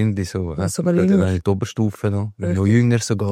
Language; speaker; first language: German; native; German